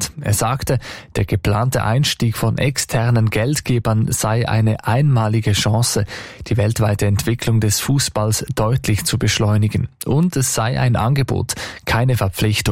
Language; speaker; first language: German; native; German